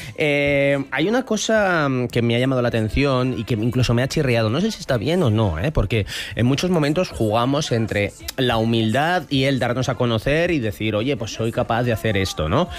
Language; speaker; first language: Spanish; native; Spanish